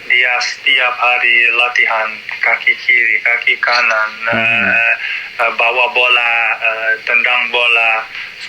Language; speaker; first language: Indonesian; non-native, learner; Dutch